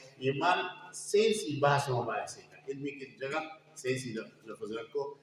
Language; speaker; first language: Urdu; non-native, local second language; Pashto